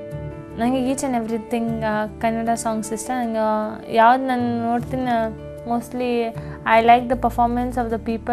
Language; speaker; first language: Kannada; non-native, local second language; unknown